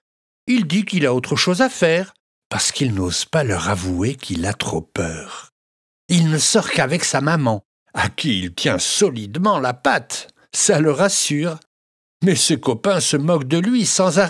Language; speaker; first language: French; native; French